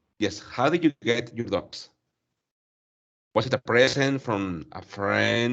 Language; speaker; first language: English; non-native, learner; Spanish